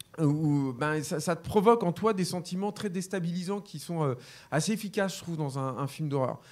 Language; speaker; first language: French; native; French